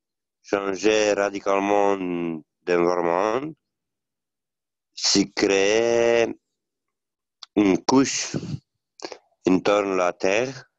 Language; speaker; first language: French; non-native, learner; Italian